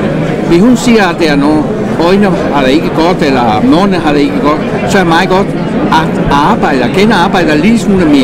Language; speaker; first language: Danish; non-native, fluent; Spanish